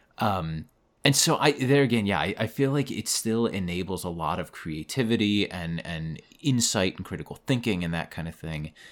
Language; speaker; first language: English; native; English